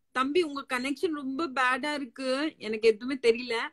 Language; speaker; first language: Tamil; non-native, local second language; Assamese